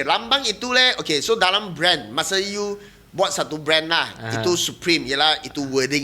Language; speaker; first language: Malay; non-native, local second language; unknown